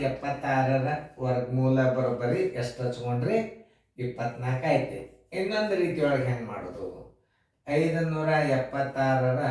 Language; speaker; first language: Kannada; native; Kannada